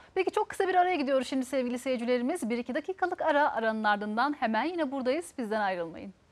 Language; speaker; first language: Turkish; early bilingual, heritage; Turkish